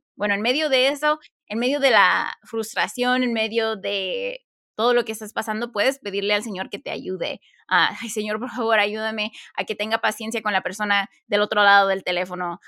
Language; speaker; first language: Spanish; early bilingual, heritage; Spanish